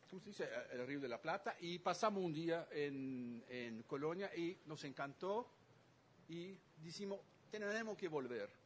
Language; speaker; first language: Spanish; non-native, fluent; Dutch